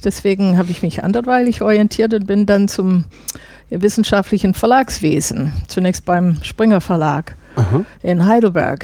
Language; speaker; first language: German; non-native, fluent; English